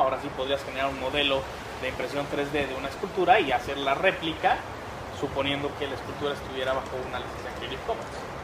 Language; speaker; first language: Spanish; native; Spanish